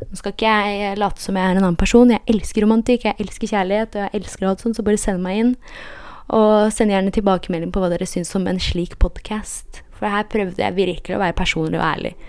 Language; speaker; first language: Norwegian; early bilingual, other home language; Polish